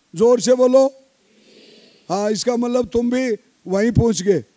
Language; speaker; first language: Hindi; native; Hindi